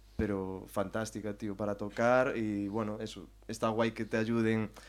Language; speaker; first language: Spanish; native; Spanish